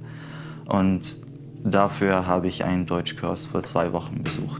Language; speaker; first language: German; non-native, fluent; Arabic